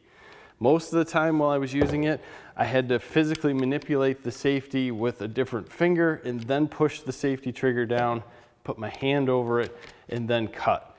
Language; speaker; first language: English; native; English